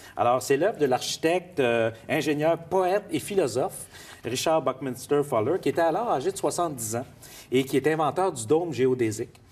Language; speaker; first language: French; native; French